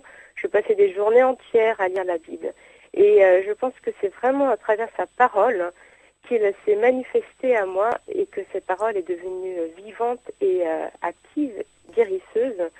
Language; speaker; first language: French; native; French